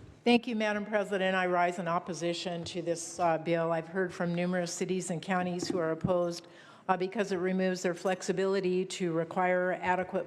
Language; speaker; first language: English; native; English